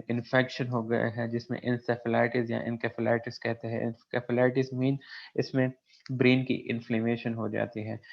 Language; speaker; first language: Urdu; non-native, local second language; Pashto